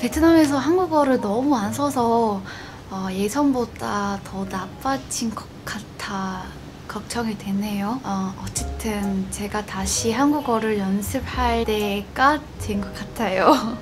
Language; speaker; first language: Korean; non-native, fluent; Vietnamese